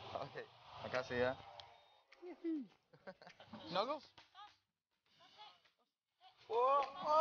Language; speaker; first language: Indonesian; non-native, learner; Danish